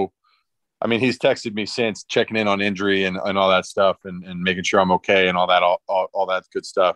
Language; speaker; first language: English; native; English